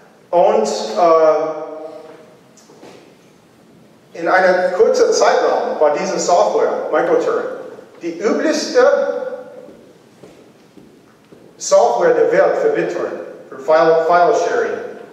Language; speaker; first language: German; non-native, learner; English